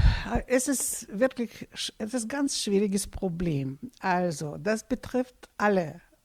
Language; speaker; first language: German; non-native, fluent; Russian